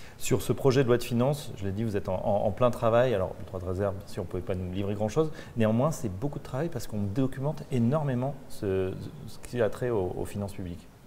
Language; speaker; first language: French; native; French